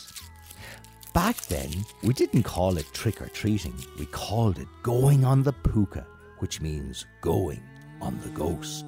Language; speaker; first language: English; native; English